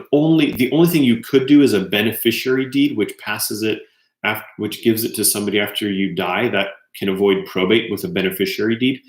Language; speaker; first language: English; native; English